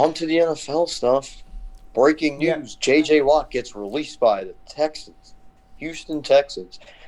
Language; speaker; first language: English; native; English